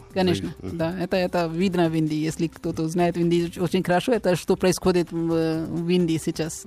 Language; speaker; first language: Russian; non-native, learner; Hindi